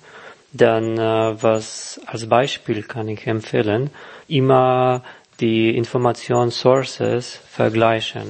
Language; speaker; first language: German; non-native, learner; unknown